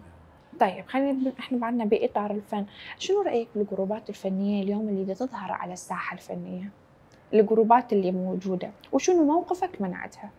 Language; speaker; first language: Arabic; native; Arabic